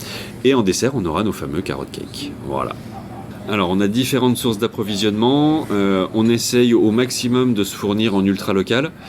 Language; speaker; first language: French; native; French